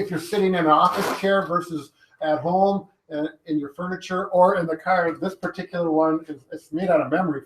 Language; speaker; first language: English; native; English